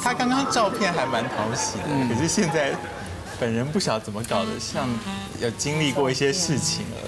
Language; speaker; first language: Chinese; native; Chinese